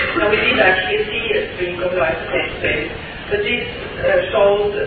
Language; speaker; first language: English; non-native, fluent; Norwegian